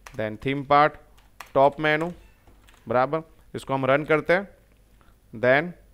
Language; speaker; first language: Hindi; non-native, local second language; Gujarati